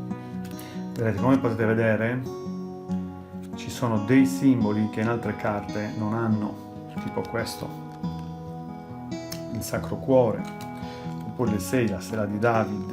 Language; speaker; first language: Italian; native; Italian